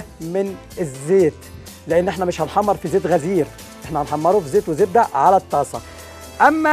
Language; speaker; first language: Arabic; native; Arabic